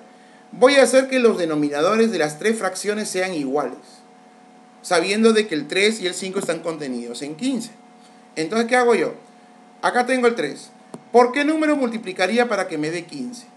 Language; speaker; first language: Spanish; native; Spanish